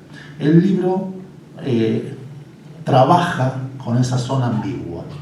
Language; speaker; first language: Spanish; native; Spanish